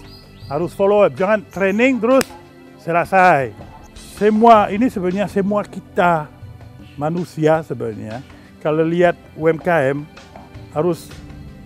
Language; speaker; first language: Indonesian; non-native, learner; French